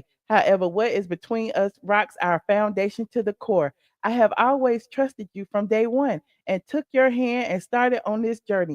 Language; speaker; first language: English; native; English